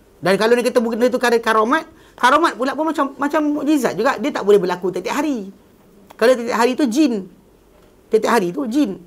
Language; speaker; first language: Malay; native; Malay